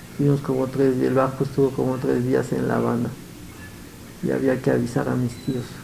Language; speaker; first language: Spanish; early bilingual, other home language; Yiddish